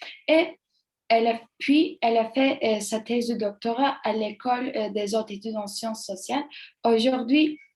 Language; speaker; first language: French; non-native, learner; Turkish